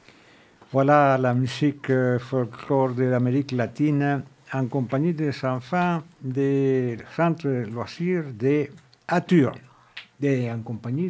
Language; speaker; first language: French; non-native, fluent; Spanish